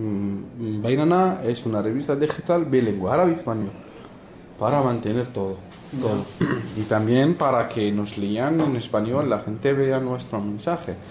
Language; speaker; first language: Spanish; non-native, fluent; Arabic